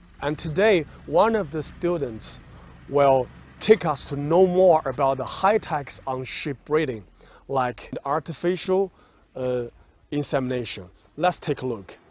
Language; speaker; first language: English; non-native, fluent; Chinese